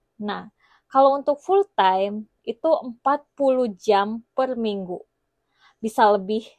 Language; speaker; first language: Indonesian; native; Indonesian